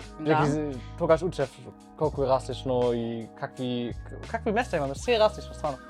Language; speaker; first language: Macedonian; non-native, fluent; German